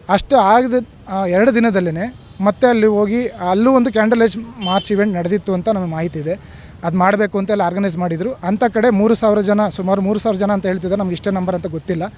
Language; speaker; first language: Kannada; native; Kannada